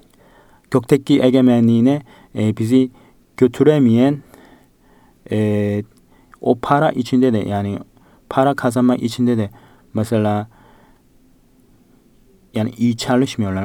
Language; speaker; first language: Turkish; non-native, fluent; Korean